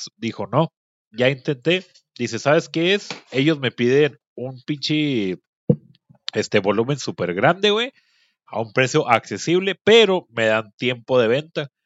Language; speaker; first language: Spanish; native; Spanish